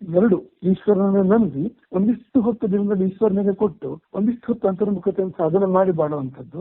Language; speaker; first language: Kannada; native; Kannada